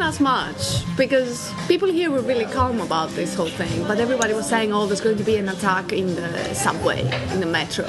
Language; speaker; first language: English; non-native, fluent; Greek